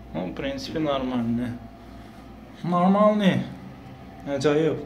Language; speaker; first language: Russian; non-native, local second language; Uzbek